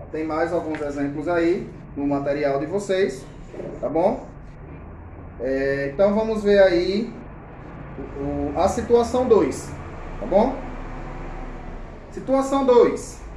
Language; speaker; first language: Portuguese; native; Portuguese